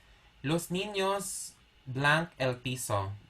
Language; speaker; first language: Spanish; non-native, fluent; Filipino